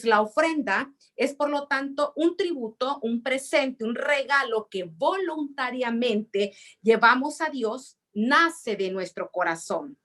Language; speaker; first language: Spanish; native; Spanish